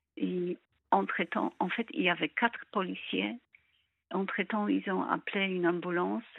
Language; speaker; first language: French; non-native, fluent; Polish